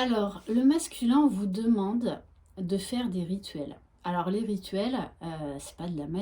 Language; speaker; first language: French; native; French